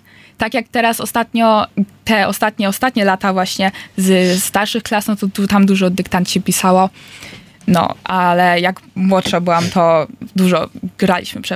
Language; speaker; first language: Polish; early bilingual, heritage; Polish